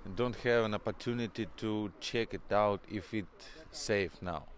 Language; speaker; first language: English; non-native, fluent; Norwegian